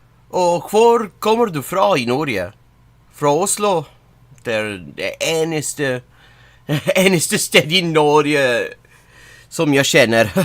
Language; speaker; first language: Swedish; non-native, learner; English